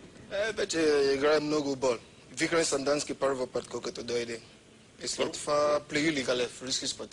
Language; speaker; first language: Bulgarian; non-native, learner; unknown